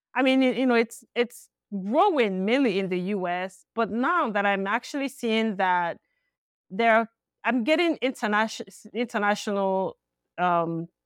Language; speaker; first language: English; non-native, local second language; Igbo